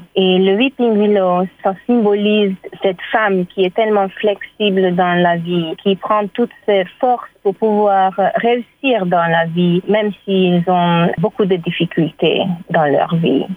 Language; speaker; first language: French; non-native, fluent; Hungarian